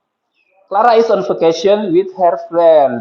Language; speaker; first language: English; non-native, fluent; Indonesian